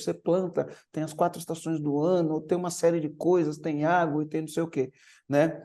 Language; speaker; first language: Portuguese; native; Portuguese